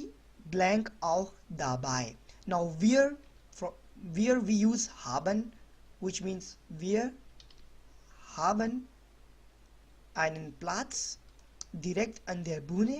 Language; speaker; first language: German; non-native, learner; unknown